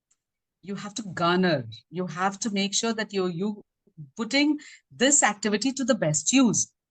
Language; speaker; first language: English; non-native, local second language; Tamil